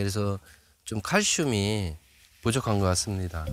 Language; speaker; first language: Korean; native; Korean